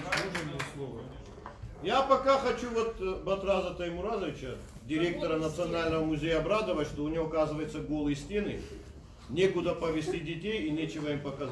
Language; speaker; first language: Russian; native; Russian